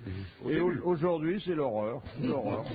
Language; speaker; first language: French; native; French